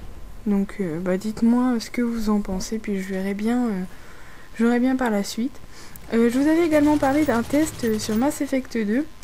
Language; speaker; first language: French; native; French